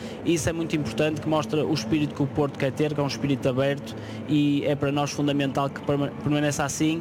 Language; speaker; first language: Portuguese; native; Portuguese